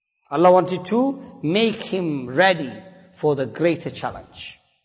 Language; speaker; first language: English; early bilingual, other home language; Urdu